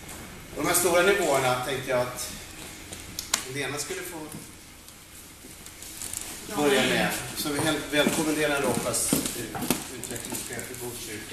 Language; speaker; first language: Swedish; native; Swedish